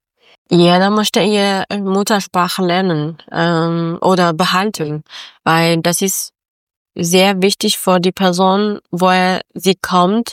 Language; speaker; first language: German; non-native, learner; Persian